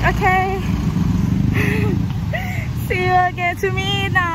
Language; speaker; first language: English; non-native, learner; Thai